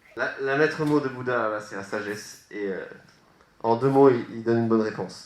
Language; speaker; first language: French; native; French